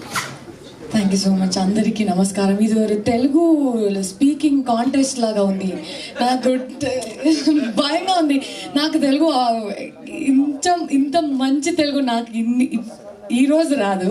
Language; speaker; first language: Telugu; non-native, learner; Kannada